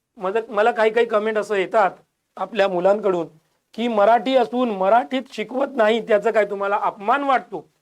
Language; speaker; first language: Marathi; non-native, local second language; Hindi